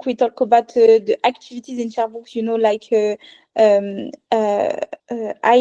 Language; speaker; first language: English; non-native, learner; French